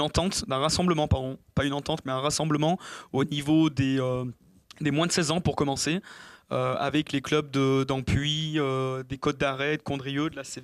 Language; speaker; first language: French; native; French